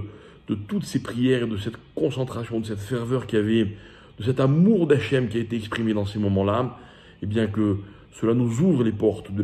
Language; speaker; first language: French; native; French